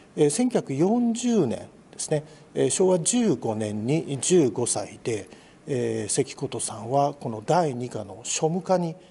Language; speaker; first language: Japanese; native; Japanese